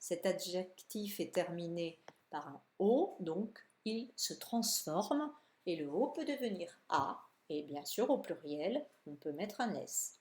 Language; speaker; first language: French; native; French